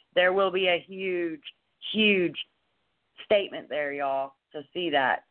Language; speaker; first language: English; native; English